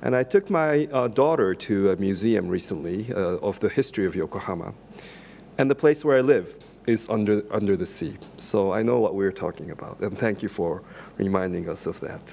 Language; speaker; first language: English; non-native, fluent; Japanese